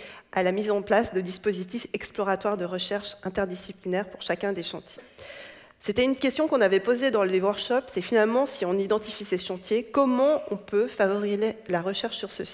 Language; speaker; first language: French; native; French